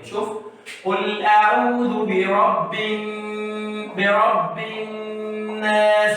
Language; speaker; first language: Arabic; native; Arabic